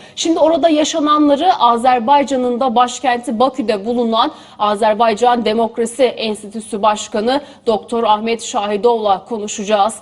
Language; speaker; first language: Turkish; native; Turkish